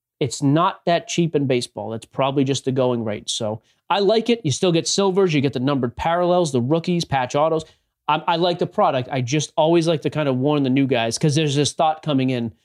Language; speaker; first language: English; native; English